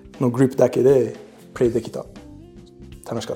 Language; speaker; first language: Japanese; non-native, learner; English